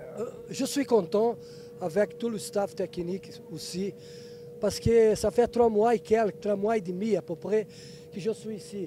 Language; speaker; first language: French; non-native, learner; Portuguese